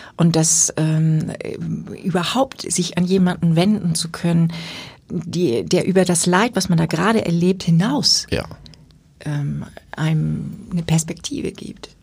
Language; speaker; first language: German; native; German